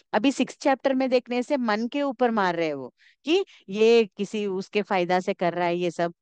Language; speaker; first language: Hindi; non-native, local second language; Telugu